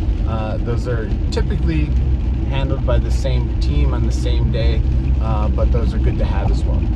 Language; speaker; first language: English; native; English